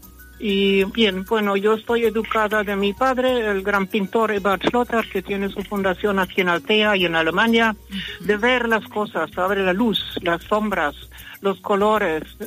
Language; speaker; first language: Spanish; non-native, fluent; German